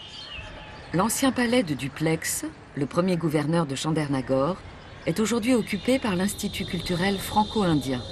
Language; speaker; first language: French; native; French